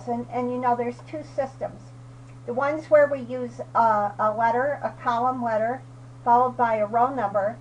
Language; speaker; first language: English; native; English